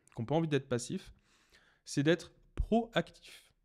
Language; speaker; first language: French; native; French